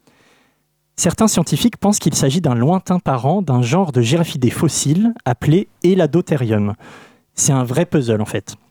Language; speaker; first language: French; native; French